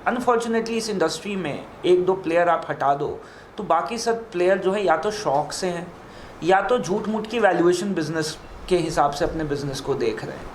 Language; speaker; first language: Hindi; native; Hindi